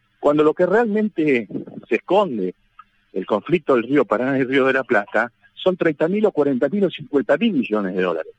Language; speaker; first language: Spanish; native; Spanish